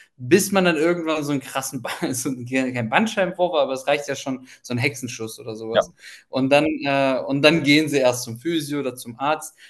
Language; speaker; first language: German; early bilingual, other home language; Ukrainian